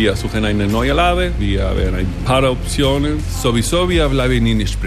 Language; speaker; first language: German; non-native, learner; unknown